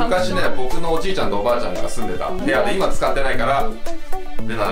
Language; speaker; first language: German; non-native, learner; Japanese